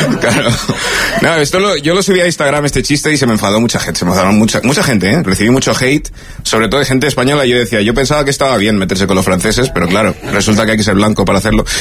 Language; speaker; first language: Spanish; early bilingual, other home language; English